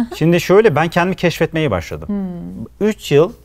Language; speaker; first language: Turkish; native; Turkish